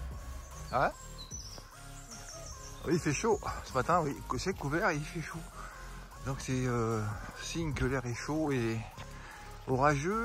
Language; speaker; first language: French; native; French